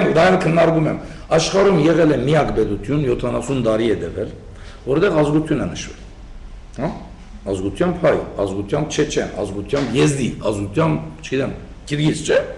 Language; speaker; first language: Armenian; early bilingual, heritage; Armenian